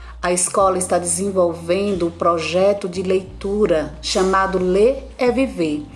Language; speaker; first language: Portuguese; native; Portuguese